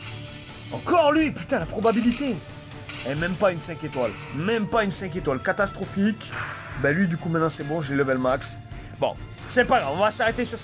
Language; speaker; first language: French; native; French